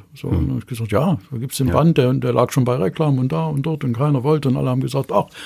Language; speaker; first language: German; native; German